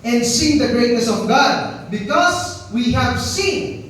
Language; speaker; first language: English; non-native, local second language; Filipino